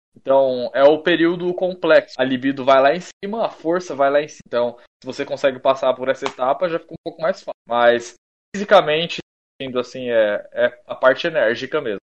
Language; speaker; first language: Portuguese; native; Portuguese